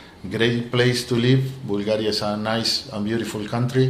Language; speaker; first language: English; non-native, fluent; Spanish